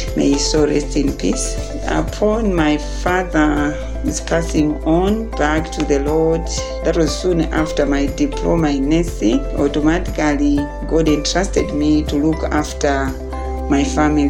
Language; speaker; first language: English; non-native, local second language; Nyanja